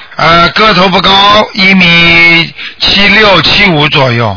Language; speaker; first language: Chinese; native; Chinese